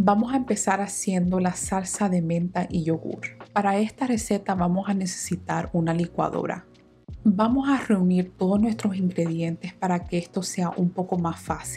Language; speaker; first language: Spanish; non-native, fluent; English